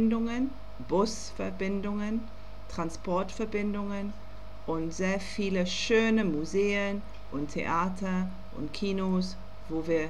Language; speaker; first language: German; non-native, learner; English